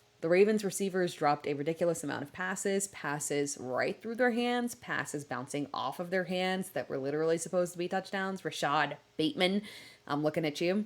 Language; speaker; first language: English; native; English